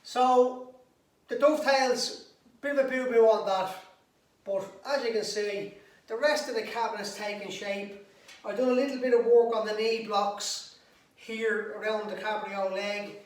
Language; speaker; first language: English; native; English